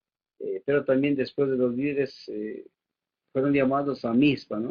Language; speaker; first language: Spanish; native; Spanish